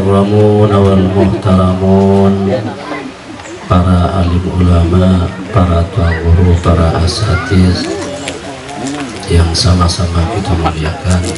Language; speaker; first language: Indonesian; non-native, local second language; Sasak